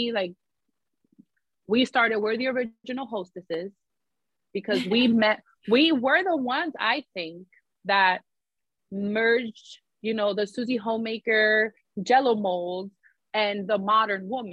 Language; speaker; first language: English; native; English